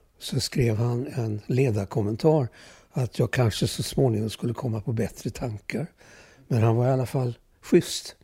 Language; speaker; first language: Swedish; early bilingual, other home language; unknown